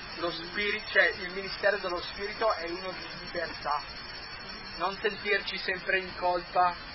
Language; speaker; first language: Italian; non-native, fluent; English